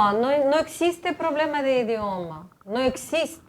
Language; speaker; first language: Spanish; non-native, fluent; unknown